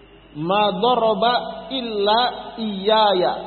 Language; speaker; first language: Arabic; non-native, learner; Indonesian